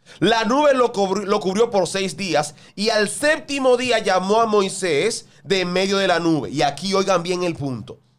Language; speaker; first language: Spanish; native; Spanish